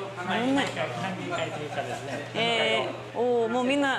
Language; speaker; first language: Japanese; non-native, learner; English